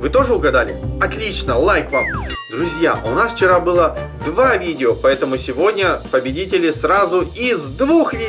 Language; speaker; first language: Russian; native; Russian